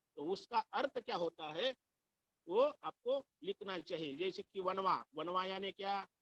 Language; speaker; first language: Hindi; non-native, local second language; Marathi